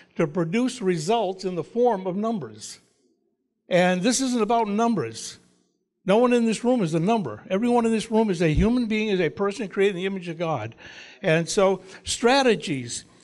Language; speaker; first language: English; native; English